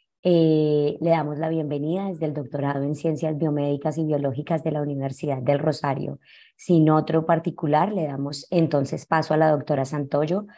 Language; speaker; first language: Spanish; native; Spanish